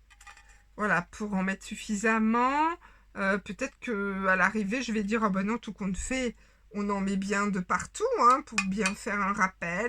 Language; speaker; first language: French; native; French